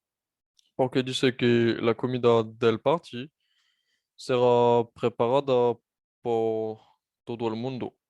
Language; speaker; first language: Spanish; non-native, fluent; French